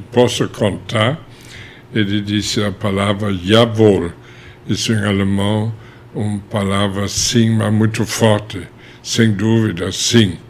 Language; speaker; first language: Portuguese; non-native, fluent; German